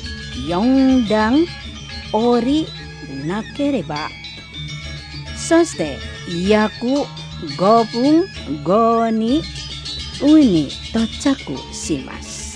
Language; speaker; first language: Japanese; non-native, learner; Indonesian